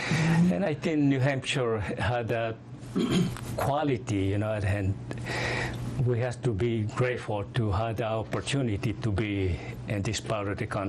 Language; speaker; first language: English; non-native, fluent; Spanish